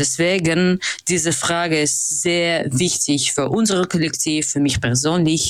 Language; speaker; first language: German; non-native, fluent; Russian